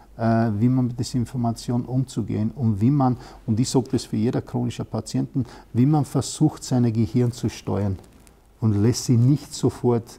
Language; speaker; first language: German; non-native, fluent; English